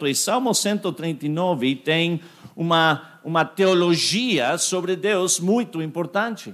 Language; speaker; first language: Portuguese; non-native, fluent; English